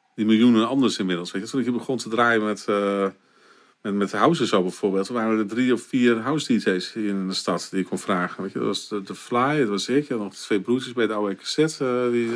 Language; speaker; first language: Dutch; native; Dutch